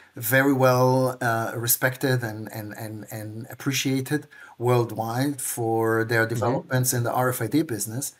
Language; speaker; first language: English; non-native, fluent; Hebrew